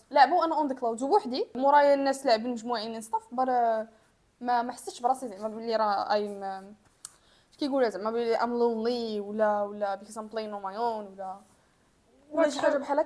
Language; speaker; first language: Arabic; native; Arabic